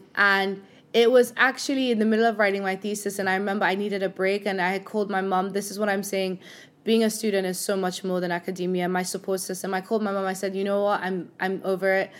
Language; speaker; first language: English; non-native, local second language; Yoruba